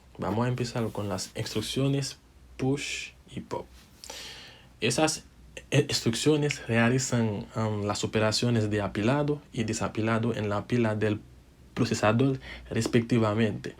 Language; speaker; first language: Spanish; non-native, fluent; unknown